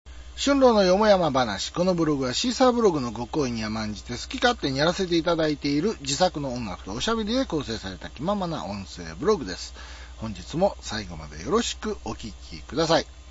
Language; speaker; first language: Japanese; native; Japanese